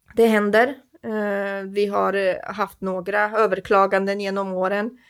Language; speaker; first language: Swedish; non-native, fluent; Croatian